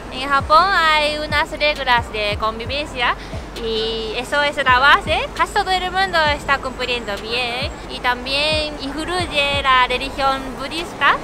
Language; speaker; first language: Spanish; non-native, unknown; Japanese